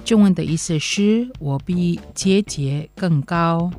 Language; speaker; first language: Chinese; non-native, fluent; Indonesian